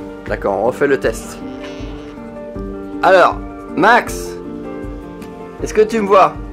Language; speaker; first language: French; native; French